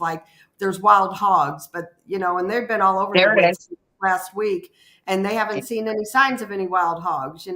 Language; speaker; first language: English; native; English